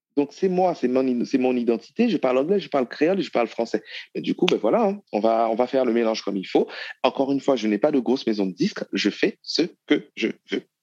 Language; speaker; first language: French; non-native, local second language; Haitian Creole